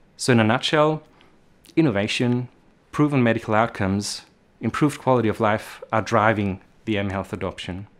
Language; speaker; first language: English; non-native, fluent; German